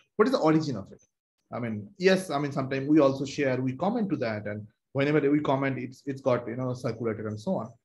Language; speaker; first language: English; non-native, local second language; Bangla